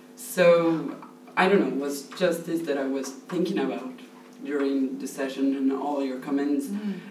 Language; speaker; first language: English; non-native, learner; Portuguese